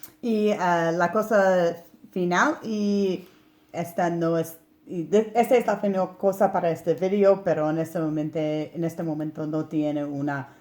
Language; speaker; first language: Spanish; non-native, learner; English